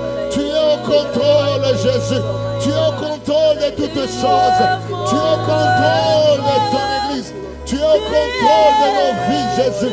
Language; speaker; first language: French; non-native, local second language; Lingala